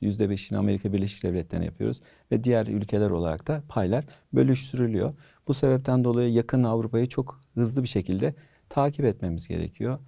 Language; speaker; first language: Turkish; native; Turkish